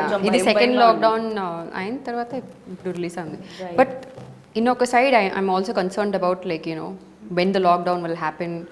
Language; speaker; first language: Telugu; non-native, local second language; Tamil